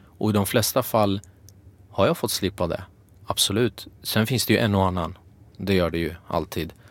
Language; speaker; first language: Swedish; early bilingual, other home language; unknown